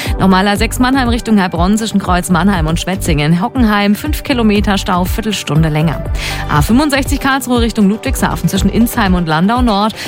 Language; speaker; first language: German; native; German